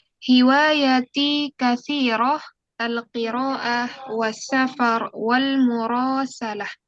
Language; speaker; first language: Arabic; non-native, fluent; Indonesian